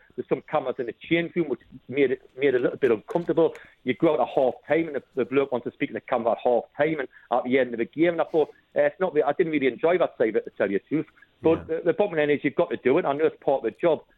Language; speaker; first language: English; native; English